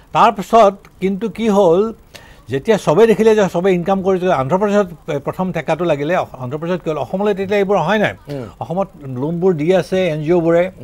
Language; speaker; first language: Assamese; native; Assamese